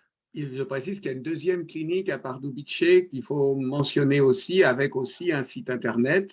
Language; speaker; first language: French; native; French